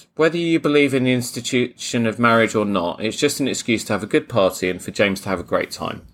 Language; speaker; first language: English; native; English